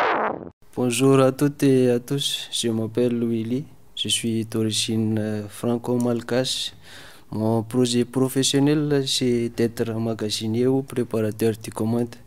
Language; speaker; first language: French; non-native, local second language; Malagasy